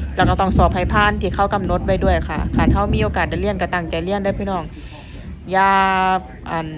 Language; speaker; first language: Thai; non-native, local second language; Northeastern Thai